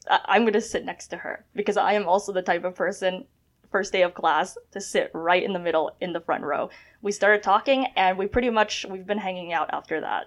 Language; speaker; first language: English; early bilingual, other home language; Chinese